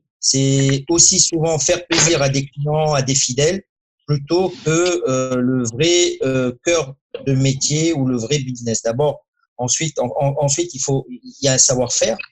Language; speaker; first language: French; non-native, local second language; Arabic